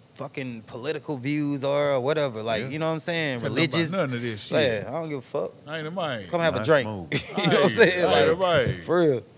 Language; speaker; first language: English; native; English